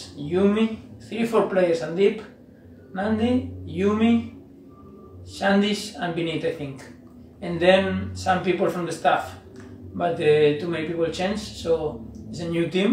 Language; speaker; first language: English; non-native, learner; Spanish